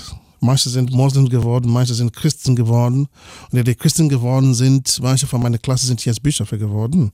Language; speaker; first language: German; non-native, fluent; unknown